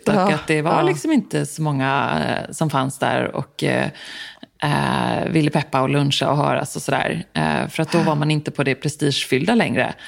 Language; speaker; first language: Swedish; native; Swedish